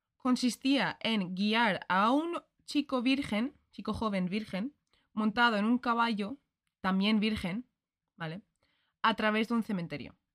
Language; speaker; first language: Spanish; early bilingual, other home language; English